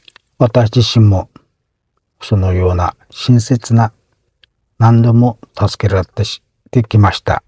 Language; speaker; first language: Japanese; non-native, fluent; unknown